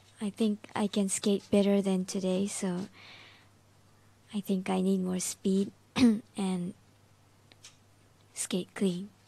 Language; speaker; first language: English; non-native, learner; Japanese